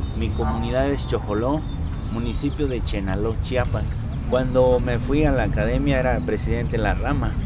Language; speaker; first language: Spanish; non-native, local second language; Tzotzil